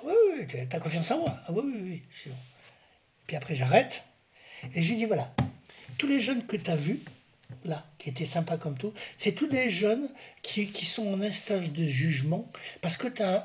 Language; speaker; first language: French; native; French